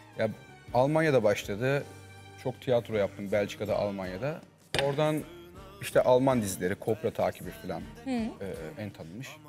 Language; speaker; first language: Turkish; early bilingual, heritage; Turkish